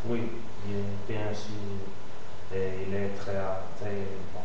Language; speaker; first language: French; non-native, learner; Spanish